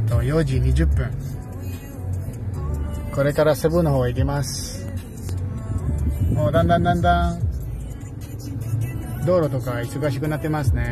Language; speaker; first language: Japanese; non-native, fluent; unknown